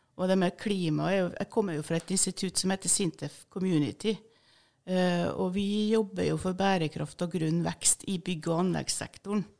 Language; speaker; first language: Norwegian; native; Norwegian